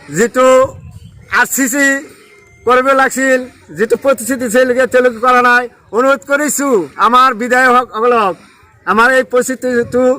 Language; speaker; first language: Assamese; non-native, local second language; Bangla